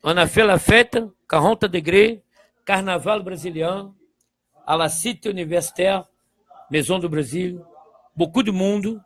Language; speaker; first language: French; non-native, fluent; Portuguese